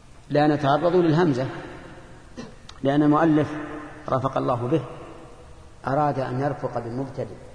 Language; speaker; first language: Arabic; native; Arabic